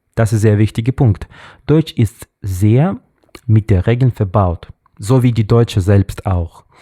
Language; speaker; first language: German; non-native, learner; Russian